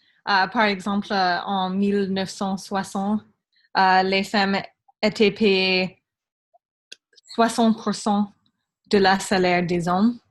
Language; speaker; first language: French; non-native, learner; English